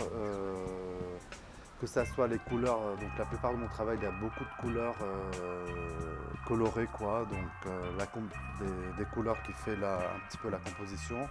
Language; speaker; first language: French; non-native, local second language; Arabic